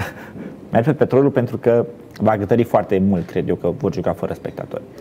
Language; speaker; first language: Romanian; native; Romanian